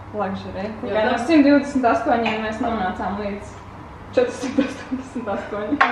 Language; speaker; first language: Latvian; native; Latvian